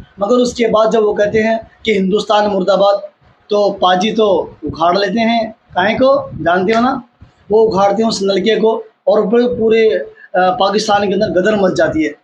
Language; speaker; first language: Hindi; native; Hindi